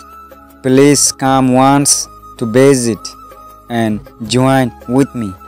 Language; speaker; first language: English; non-native, local second language; Rohingya